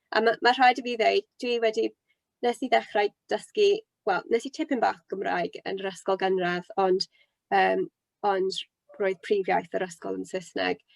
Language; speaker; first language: Welsh; non-native, local second language; English